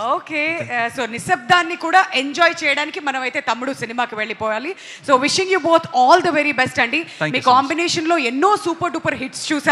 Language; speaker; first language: Telugu; native; Telugu